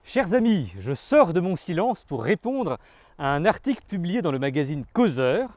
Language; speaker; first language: French; native; French